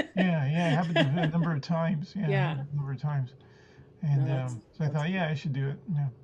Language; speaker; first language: English; early bilingual, other home language; Spanish